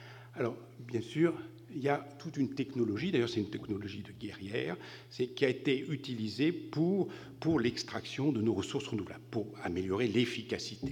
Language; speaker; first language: French; native; French